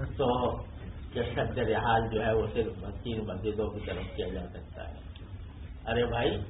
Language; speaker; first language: Urdu; native; Urdu